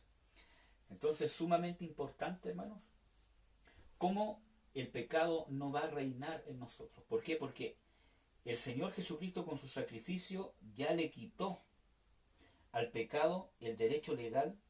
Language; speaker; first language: Spanish; native; Spanish